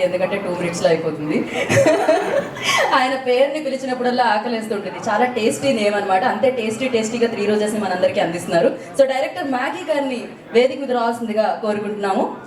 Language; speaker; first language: Telugu; native; Telugu